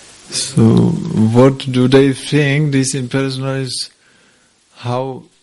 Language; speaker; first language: English; non-native, fluent; Czech